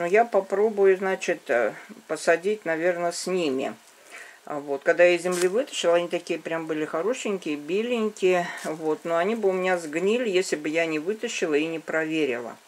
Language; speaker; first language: Russian; native; Russian